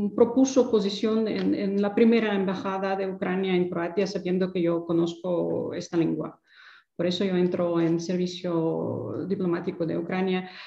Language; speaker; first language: Spanish; non-native, fluent; Ukrainian